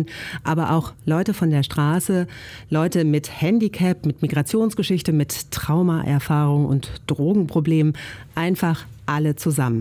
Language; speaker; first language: German; native; German